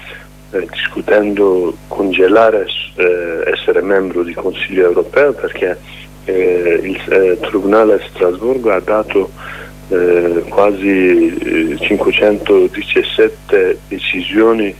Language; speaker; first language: Italian; non-native, learner; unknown